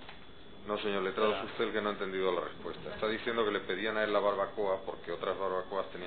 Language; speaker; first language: Spanish; native; Spanish